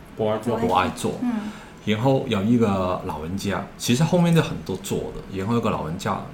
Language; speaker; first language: Chinese; non-native, learner; Cantonese